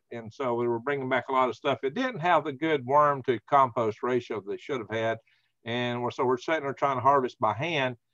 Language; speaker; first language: English; native; English